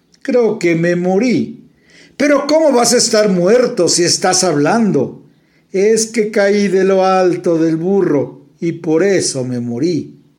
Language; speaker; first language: Spanish; native; Spanish